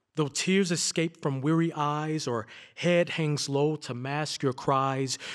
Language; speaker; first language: English; native; English